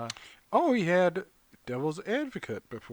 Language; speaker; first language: English; native; English